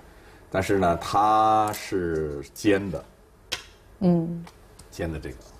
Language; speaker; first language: Chinese; native; Chinese